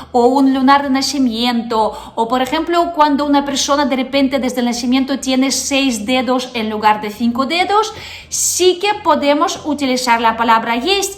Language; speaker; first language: Spanish; non-native, fluent; Russian